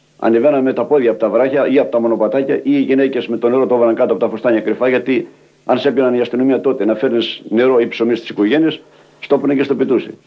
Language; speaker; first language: Greek; native; Greek